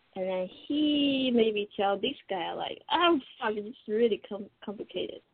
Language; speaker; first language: English; non-native, fluent; Chinese